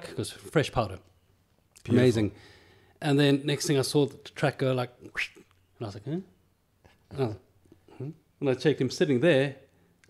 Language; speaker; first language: English; native; English